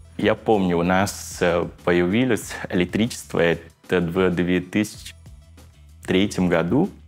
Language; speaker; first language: Russian; non-native, fluent; Vietnamese